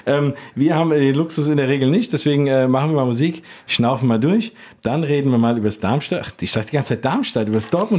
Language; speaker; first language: German; native; German